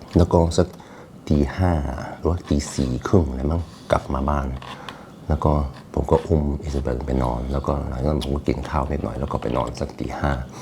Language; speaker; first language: Thai; non-native, fluent; Norwegian